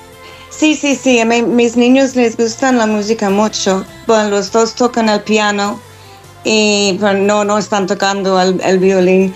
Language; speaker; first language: Spanish; non-native, fluent; English